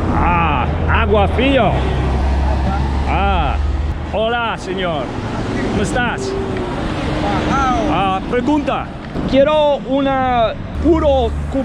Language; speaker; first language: Spanish; non-native, learner; English